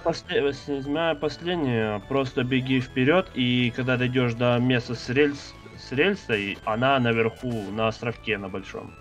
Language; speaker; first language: Russian; native; Russian